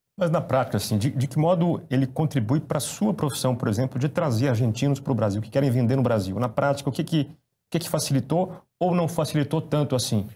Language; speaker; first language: Portuguese; native; Portuguese